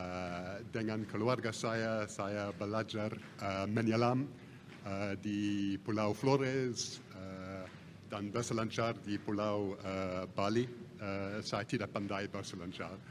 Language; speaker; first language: Indonesian; non-native, fluent; English